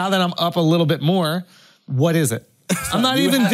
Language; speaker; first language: English; native; English